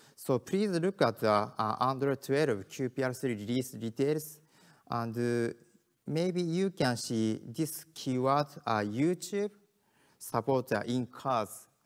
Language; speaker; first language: English; non-native, learner; Japanese